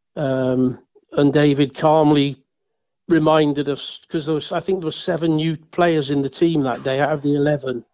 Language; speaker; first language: English; native; English